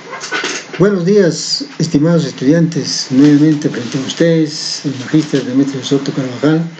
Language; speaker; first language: Spanish; native; Spanish